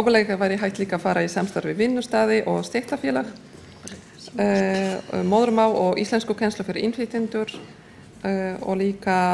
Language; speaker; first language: Icelandic; non-native, fluent; Polish